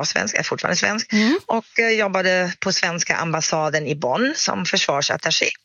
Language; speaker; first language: Swedish; non-native, fluent; German